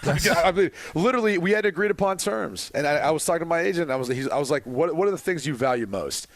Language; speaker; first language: English; native; English